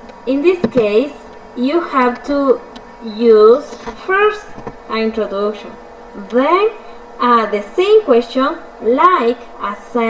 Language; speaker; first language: English; non-native, fluent; Spanish